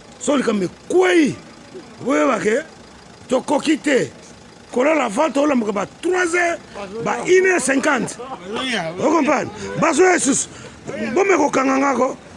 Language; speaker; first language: Lingala; native; Lingala